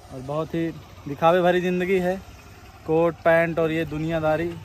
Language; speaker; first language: Hindi; native; Hindi